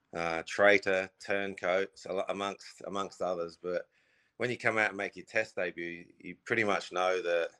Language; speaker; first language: English; native; English